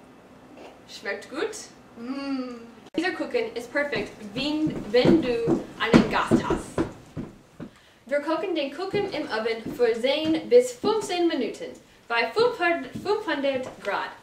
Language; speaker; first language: German; non-native, learner; English